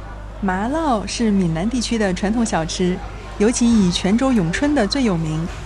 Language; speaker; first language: Chinese; native; Chinese